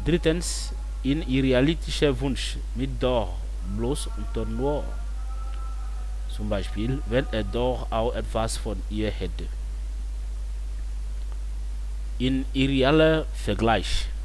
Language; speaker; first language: German; non-native, fluent; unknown